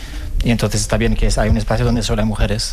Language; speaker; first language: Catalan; non-native, local second language; Spanish